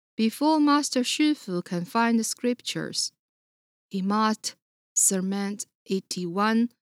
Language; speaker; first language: English; non-native, fluent; Chinese